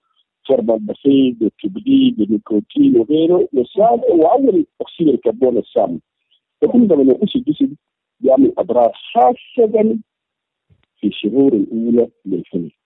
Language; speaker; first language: Arabic; native; Arabic